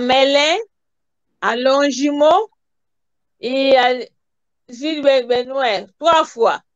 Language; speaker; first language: French; non-native, learner; Portuguese